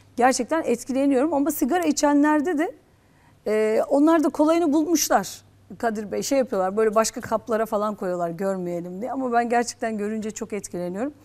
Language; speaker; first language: Turkish; native; Turkish